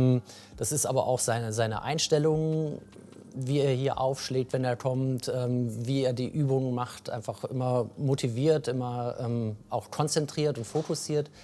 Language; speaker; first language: German; native; German